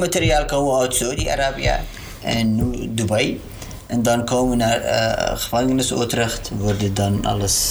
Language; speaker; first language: Dutch; non-native, learner; Arabic